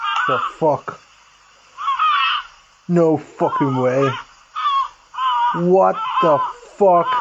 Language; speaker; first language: English; native; English